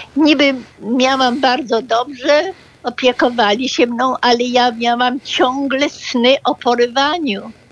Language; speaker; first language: Polish; early bilingual, other home language; German